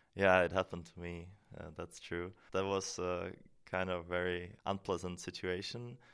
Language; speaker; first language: English; non-native, fluent; Czech